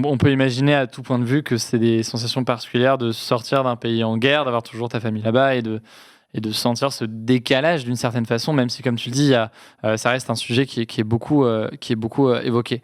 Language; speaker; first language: French; native; French